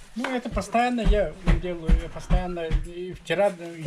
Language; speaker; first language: Russian; non-native, local second language; Yakut